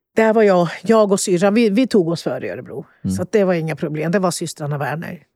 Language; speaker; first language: Swedish; early bilingual, other home language; Spanish